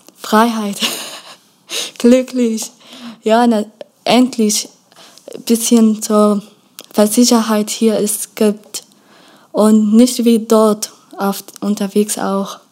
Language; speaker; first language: German; non-native, learner; Kurdish